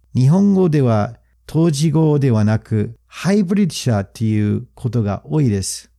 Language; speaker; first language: Japanese; non-native, fluent; English